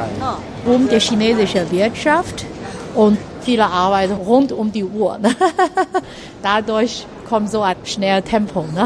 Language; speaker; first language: German; non-native, learner; Chinese